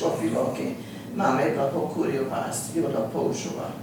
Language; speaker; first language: Slovenian; early bilingual, heritage; Slovenian